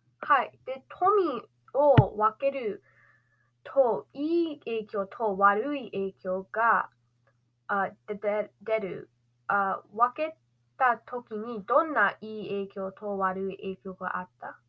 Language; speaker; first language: Japanese; non-native, learner; English